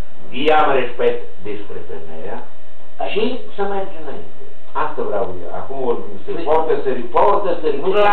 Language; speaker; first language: Romanian; non-native, learner; Italian